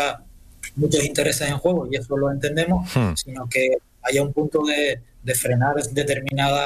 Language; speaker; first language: Spanish; native; Spanish